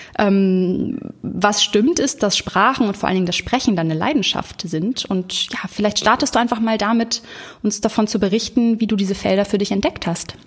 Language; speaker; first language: German; native; German